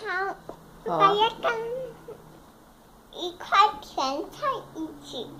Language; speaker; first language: Chinese; early bilingual, heritage; Chinese